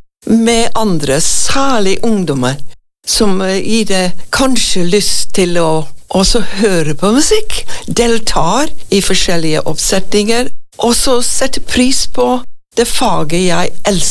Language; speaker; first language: Norwegian; non-native, fluent; English